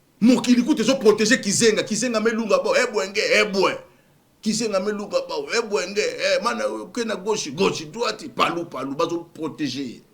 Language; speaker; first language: Lingala; native; Lingala